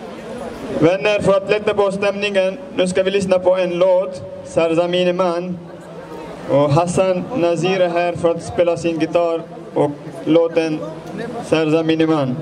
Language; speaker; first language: Swedish; non-native, fluent; Persian